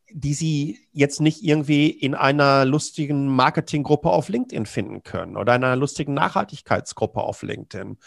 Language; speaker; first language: German; native; German